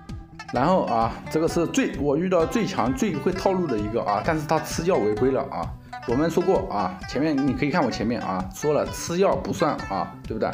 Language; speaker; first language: Chinese; native; Chinese